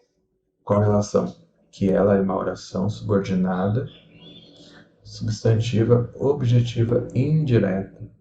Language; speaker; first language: Portuguese; native; Portuguese